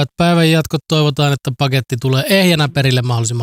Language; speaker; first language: Finnish; native; Finnish